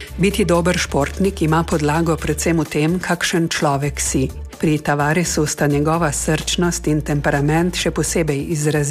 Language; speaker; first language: Slovenian; native; Slovenian